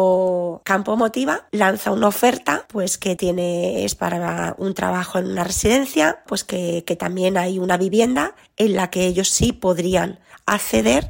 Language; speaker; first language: Spanish; native; Spanish